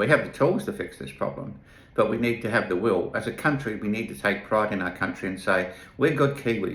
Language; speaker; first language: English; native; English